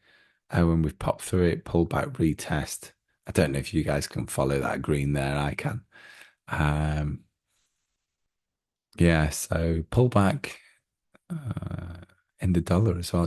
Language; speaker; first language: English; native; English